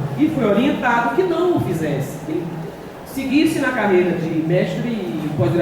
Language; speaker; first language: Portuguese; native; Portuguese